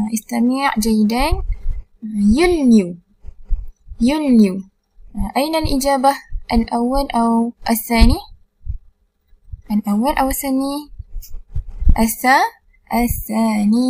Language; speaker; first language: Arabic; non-native, learner; Malay